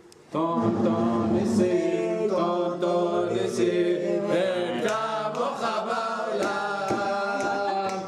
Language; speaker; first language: Hebrew; native; Hebrew